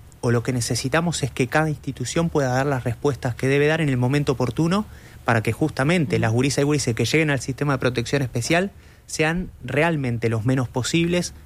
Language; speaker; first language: Spanish; native; Spanish